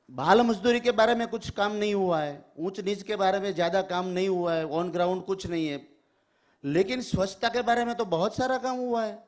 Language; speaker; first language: Hindi; non-native, local second language; Gujarati